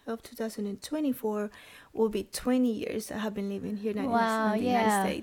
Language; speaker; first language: English; non-native, fluent; Spanish